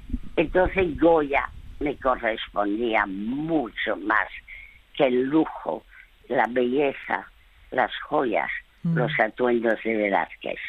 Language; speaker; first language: Spanish; early bilingual, other home language; French